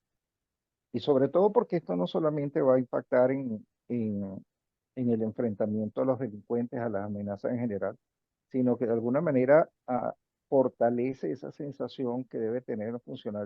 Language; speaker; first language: Spanish; native; Spanish